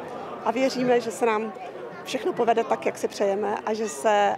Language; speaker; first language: Czech; native; Czech